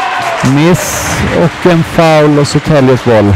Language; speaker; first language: Swedish; native; Swedish